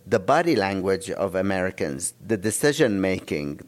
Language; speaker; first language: English; non-native, fluent; Arabic